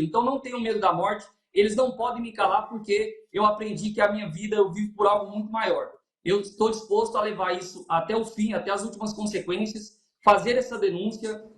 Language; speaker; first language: Portuguese; native; Portuguese